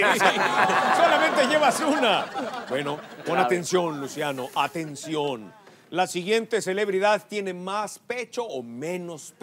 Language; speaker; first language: Spanish; native; Spanish